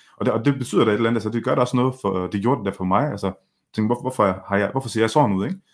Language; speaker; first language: Danish; early bilingual, other home language; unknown